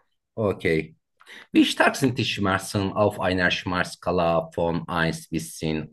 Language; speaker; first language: German; non-native, learner; Turkish